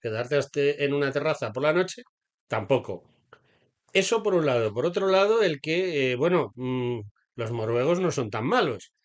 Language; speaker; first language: Spanish; native; Spanish